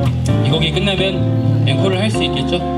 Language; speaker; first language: Korean; native; Korean